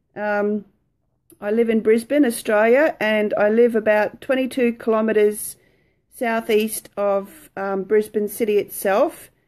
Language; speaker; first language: English; native; English